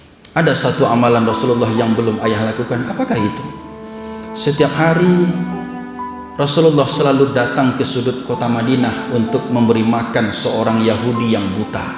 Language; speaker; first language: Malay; non-native, local second language; Minangkabau